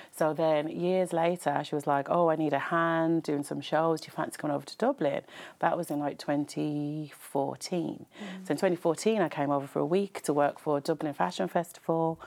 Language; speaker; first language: English; native; English